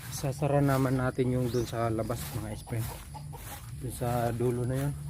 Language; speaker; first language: Filipino; non-native, local second language; Cebuano